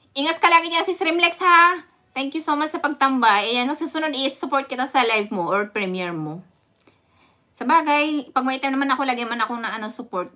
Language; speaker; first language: Filipino; non-native, local second language; Cebuano